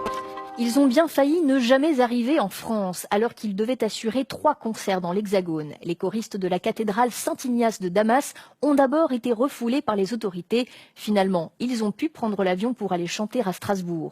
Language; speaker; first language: French; native; French